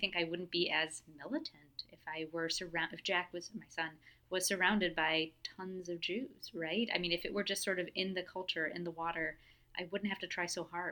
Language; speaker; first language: English; native; English